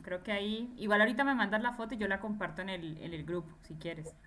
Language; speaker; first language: Spanish; native; Spanish